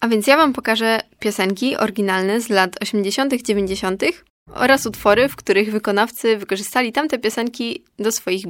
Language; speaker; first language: Polish; native; Polish